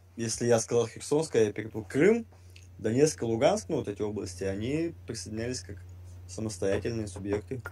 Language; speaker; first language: Russian; native; Russian